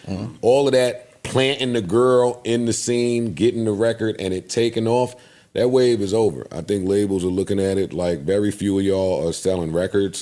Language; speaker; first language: English; native; English